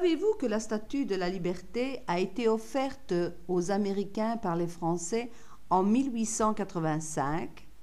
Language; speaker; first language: French; non-native, fluent; Italian